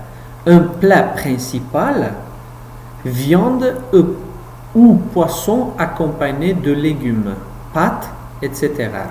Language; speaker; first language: French; non-native, fluent; Uzbek